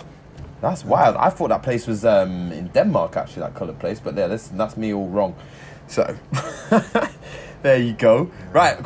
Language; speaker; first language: English; native; English